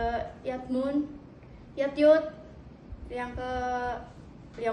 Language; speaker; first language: Cantonese; non-native, learner; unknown